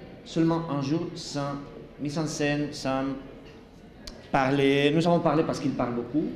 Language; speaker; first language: French; non-native, learner; Spanish